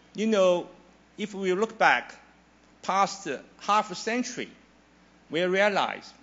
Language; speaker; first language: English; non-native, fluent; Chinese